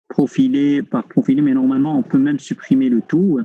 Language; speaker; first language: French; non-native, local second language; Arabic